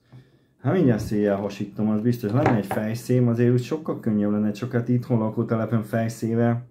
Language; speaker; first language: Hungarian; native; Hungarian